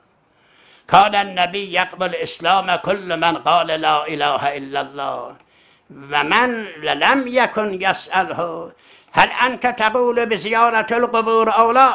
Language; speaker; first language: Arabic; non-native, fluent; Azerbaijani